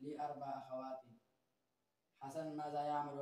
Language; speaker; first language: Arabic; non-native, learner; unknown